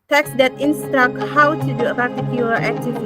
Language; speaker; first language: English; non-native, fluent; Indonesian